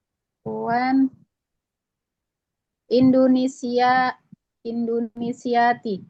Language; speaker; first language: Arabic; non-native, learner; Indonesian